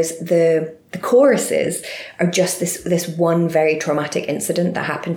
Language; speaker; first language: English; native; English